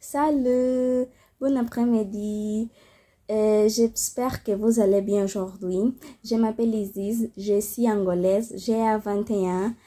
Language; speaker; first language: French; non-native, learner; Portuguese